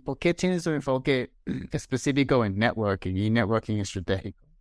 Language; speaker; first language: Spanish; non-native, fluent; English